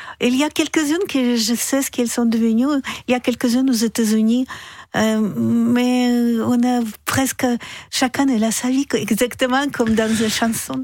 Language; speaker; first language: French; non-native, fluent; Russian